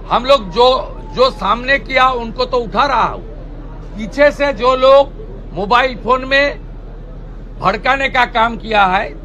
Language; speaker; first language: Hindi; non-native, local second language; Bangla